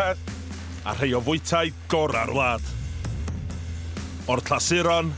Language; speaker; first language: Welsh; native; Welsh